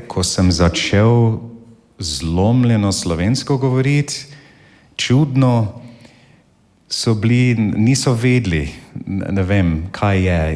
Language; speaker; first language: Slovenian; non-native, learner; English